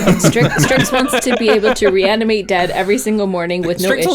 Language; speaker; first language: English; native; English